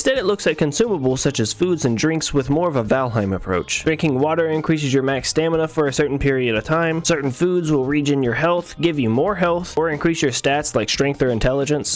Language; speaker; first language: English; native; English